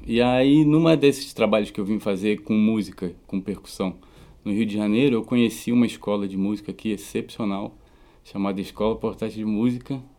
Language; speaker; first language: Portuguese; native; Portuguese